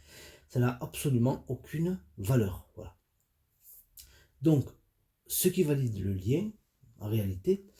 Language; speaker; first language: French; native; French